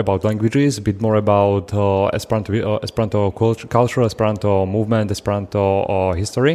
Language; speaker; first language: English; non-native, fluent; Slovak